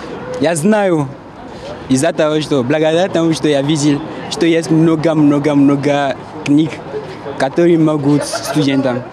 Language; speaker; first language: Russian; non-native, learner; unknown